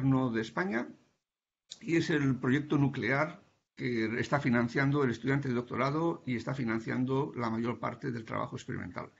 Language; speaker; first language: Spanish; native; Spanish